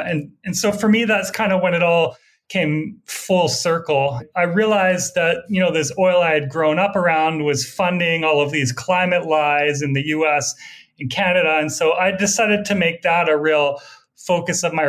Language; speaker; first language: English; native; English